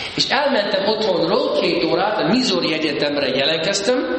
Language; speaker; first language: Hungarian; non-native, fluent; English